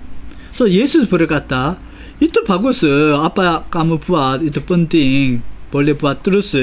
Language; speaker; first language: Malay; non-native, fluent; Korean